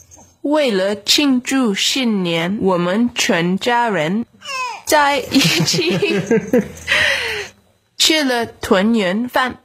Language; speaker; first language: Chinese; early bilingual, heritage; English